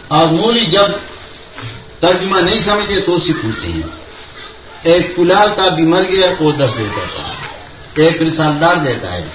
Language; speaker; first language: Urdu; non-native, local second language; Pashto